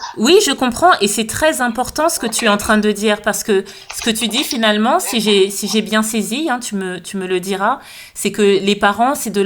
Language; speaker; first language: French; native; French